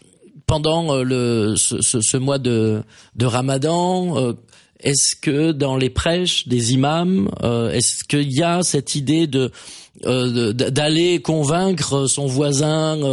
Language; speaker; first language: French; native; French